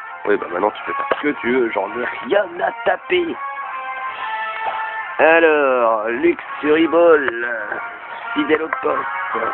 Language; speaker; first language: French; native; French